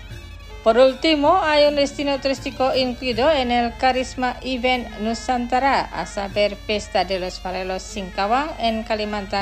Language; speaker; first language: Spanish; non-native, fluent; Indonesian